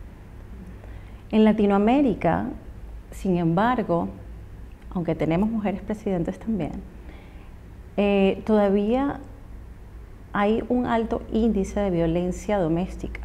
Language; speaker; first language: Spanish; native; Spanish